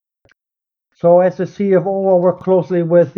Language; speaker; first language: English; non-native, fluent; German